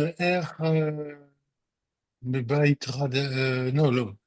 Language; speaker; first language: Hebrew; non-native, learner; French